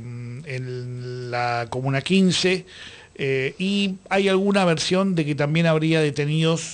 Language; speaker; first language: Spanish; native; Spanish